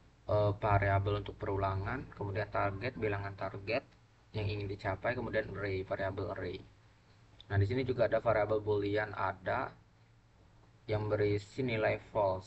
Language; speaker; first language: Indonesian; native; Indonesian